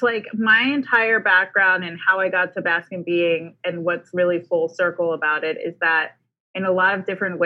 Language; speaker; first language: English; native; English